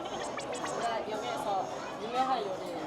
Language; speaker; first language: Korean; non-native, learner; Chinese